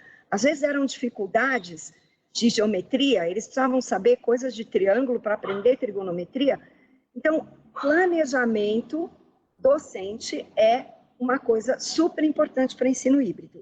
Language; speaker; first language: Portuguese; native; Portuguese